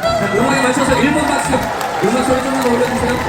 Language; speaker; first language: Korean; native; Korean